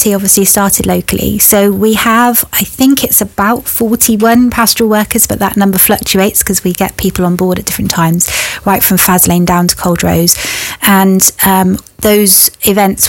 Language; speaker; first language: English; native; English